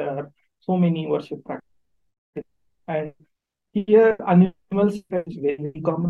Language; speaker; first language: English; non-native, local second language; Tamil